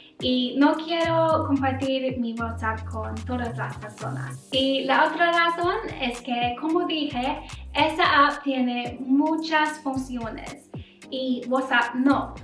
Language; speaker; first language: Spanish; non-native, learner; English